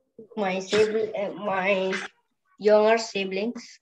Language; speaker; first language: English; non-native, learner; Indonesian